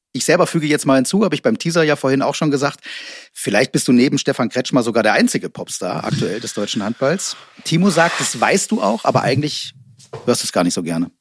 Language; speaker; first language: German; native; German